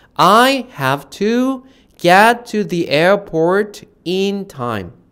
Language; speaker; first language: English; non-native, fluent; Korean